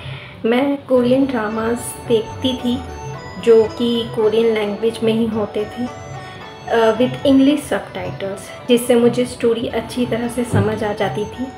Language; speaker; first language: Hindi; native; Hindi